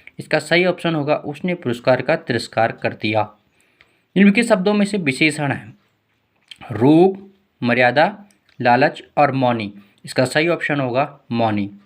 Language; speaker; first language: Hindi; native; Hindi